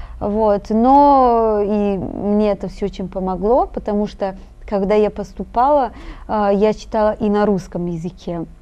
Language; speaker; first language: Russian; non-native, fluent; Italian